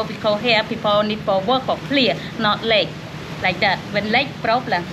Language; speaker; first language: English; non-native, learner; Khmer